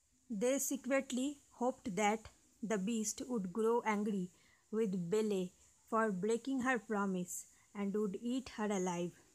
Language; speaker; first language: English; non-native, local second language; Bangla